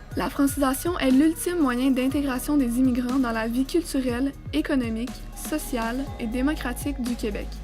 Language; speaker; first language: French; native; French